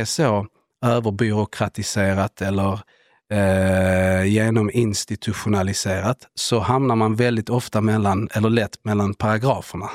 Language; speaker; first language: Swedish; native; Swedish